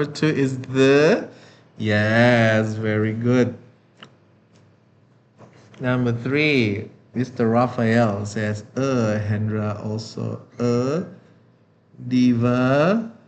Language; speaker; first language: English; non-native, fluent; Indonesian